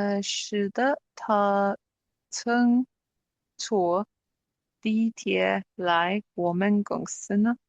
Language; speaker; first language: Chinese; non-native, learner; English